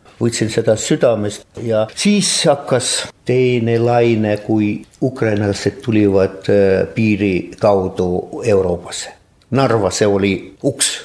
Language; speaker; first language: Estonian; non-native, local second language; Russian